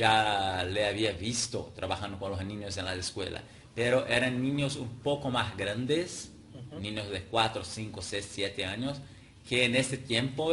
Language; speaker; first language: Spanish; non-native, fluent; Portuguese